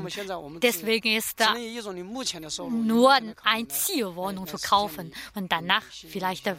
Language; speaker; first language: German; non-native, learner; Chinese